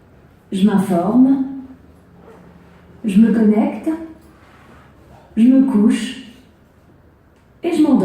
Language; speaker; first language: French; non-native, learner; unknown